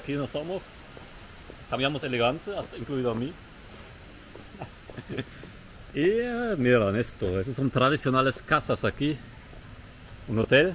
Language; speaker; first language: Spanish; non-native, fluent; German